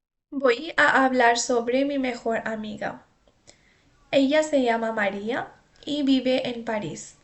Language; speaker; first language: Spanish; non-native, fluent; Urdu